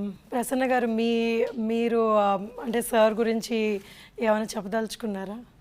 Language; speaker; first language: Telugu; native; Telugu